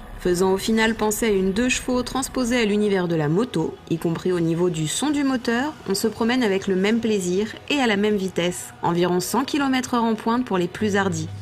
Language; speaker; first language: French; native; French